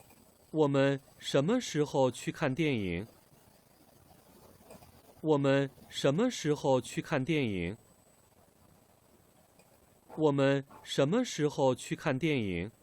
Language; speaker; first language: Chinese; non-native, learner; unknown